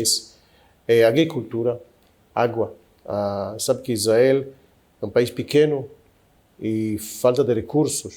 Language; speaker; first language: Portuguese; non-native, fluent; Hebrew